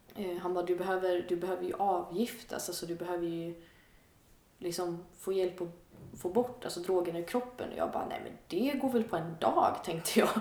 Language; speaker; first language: Swedish; native; Swedish